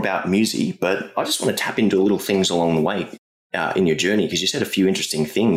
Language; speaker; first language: English; native; English